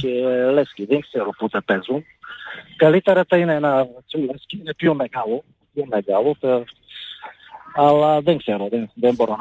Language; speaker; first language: Greek; non-native, fluent; Bulgarian